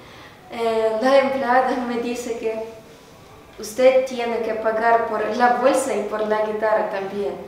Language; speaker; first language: Spanish; non-native, learner; Ukrainian